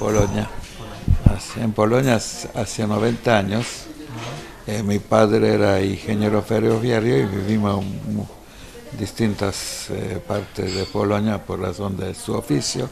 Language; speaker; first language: Spanish; non-native, fluent; Polish